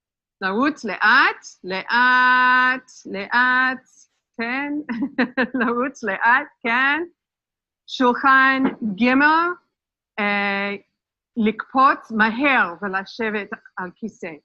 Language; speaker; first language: Hebrew; non-native, fluent; English